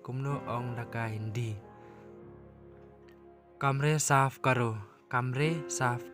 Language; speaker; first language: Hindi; non-native, local second language; Khasi